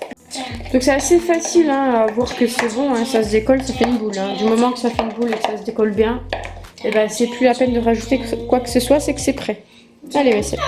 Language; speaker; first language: French; native; French